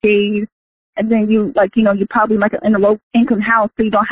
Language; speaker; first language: English; native; English